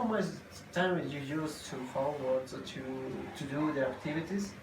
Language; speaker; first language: English; non-native, learner; Spanish